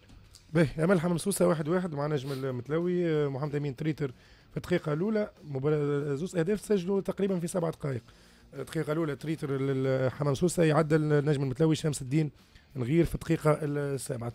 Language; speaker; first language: Arabic; native; Arabic